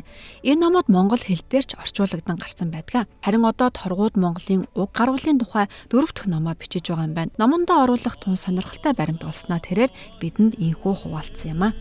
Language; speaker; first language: Mongolian; native; Mongolian